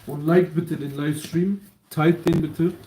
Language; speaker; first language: German; early bilingual, other home language; Kurdish